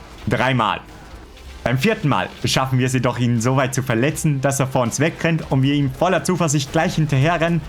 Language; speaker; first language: German; native; German